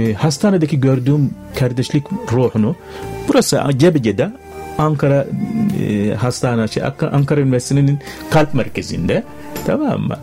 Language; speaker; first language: Turkish; non-native, fluent; Arabic